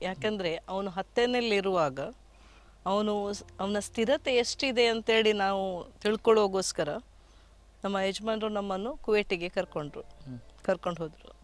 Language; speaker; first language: Kannada; non-native, local second language; Konkani